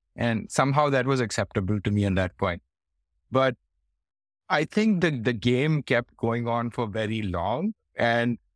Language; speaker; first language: English; non-native, local second language; Hindi